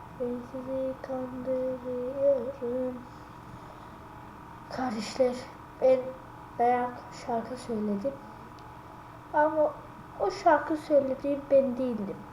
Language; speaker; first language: Turkish; non-native, learner; Azerbaijani